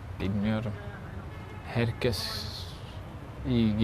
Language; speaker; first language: Turkish; non-native, learner; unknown